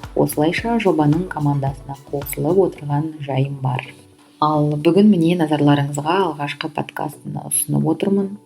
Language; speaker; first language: Kazakh; native; Kazakh